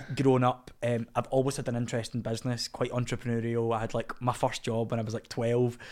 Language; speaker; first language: English; native; English